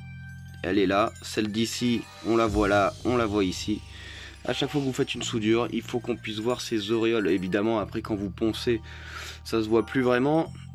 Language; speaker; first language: French; native; French